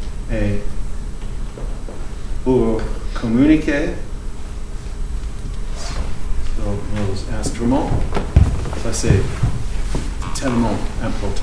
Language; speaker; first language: French; non-native, fluent; English